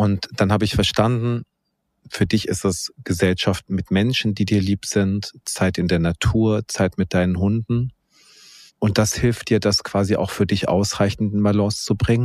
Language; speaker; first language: German; native; German